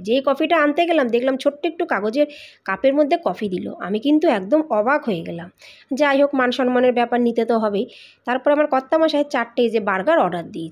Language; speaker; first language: Bangla; native; Bangla